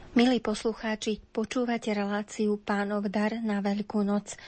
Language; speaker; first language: Slovak; native; Slovak